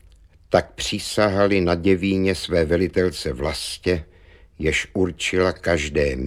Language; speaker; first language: Czech; native; Czech